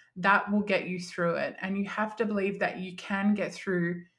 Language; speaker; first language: English; native; English